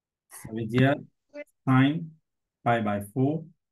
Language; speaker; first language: French; non-native, local second language; Morisyen